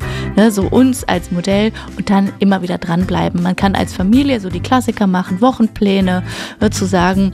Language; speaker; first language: German; native; German